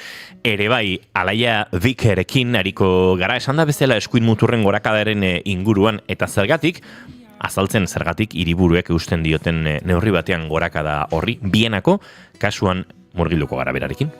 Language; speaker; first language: Basque; native; Basque